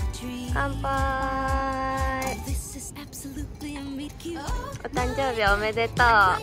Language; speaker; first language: Japanese; native; Japanese